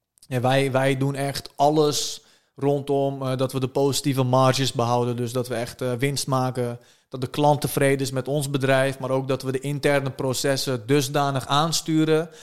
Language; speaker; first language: Dutch; early bilingual, other home language; Turkish